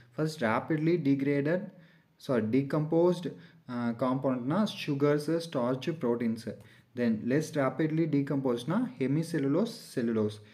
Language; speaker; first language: English; non-native, local second language; Tamil